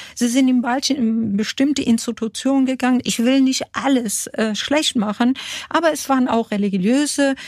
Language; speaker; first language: German; early bilingual, other home language; Kurdish